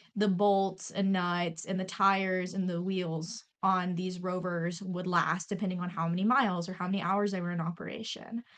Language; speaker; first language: English; native; English